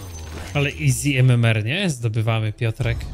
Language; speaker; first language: Polish; native; Polish